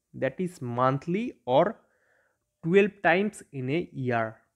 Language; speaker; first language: English; non-native, local second language; Bangla